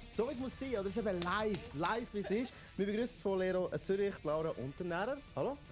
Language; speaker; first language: German; native; German